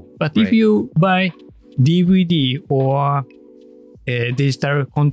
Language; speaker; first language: English; non-native, learner; Japanese